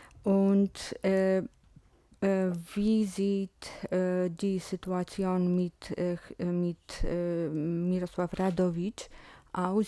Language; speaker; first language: German; non-native, fluent; Polish